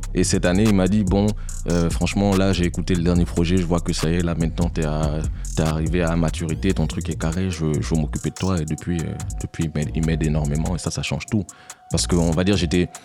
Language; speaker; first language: French; non-native, local second language; Baoulé